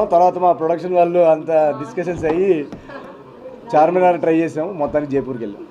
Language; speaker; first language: Telugu; native; Telugu